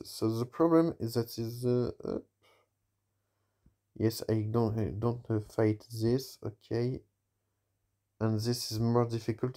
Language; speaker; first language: English; non-native, learner; French